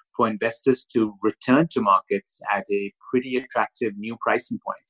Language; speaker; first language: English; non-native, local second language; Urdu